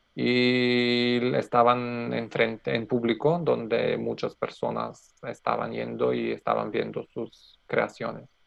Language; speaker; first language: Spanish; non-native, learner; Macedonian